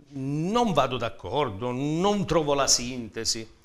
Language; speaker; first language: Italian; native; Italian